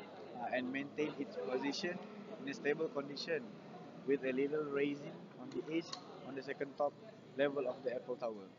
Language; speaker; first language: English; non-native, learner; Malay